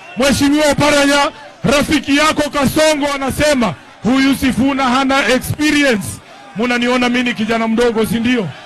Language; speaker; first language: Swahili; non-native, local second language; Luyia